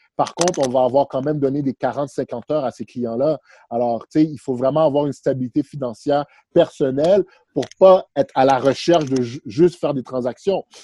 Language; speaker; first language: French; early bilingual, other home language; Haitian Creole